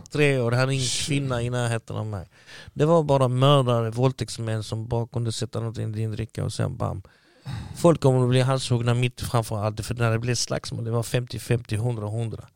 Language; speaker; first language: Swedish; early bilingual, other home language; Arabic